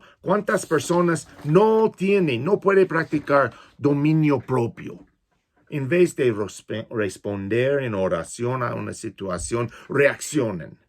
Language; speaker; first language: Spanish; non-native, fluent; English